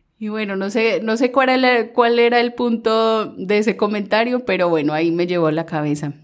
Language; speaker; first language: Spanish; early bilingual, heritage; Spanish